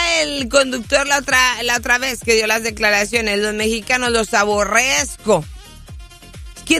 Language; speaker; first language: Spanish; native; Spanish